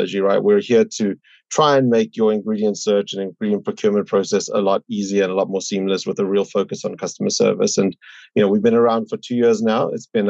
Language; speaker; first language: English; native; English